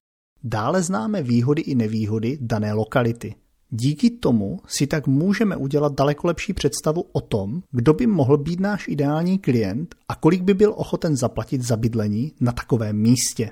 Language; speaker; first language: Czech; native; Czech